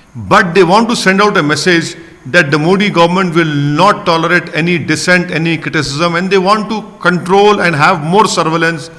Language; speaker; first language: English; non-native, local second language; Hindi